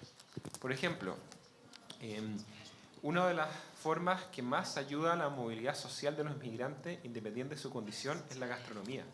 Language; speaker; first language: Spanish; native; Spanish